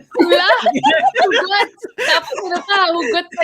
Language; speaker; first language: Filipino; early bilingual, heritage; French